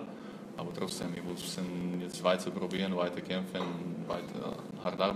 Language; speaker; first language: German; non-native, fluent; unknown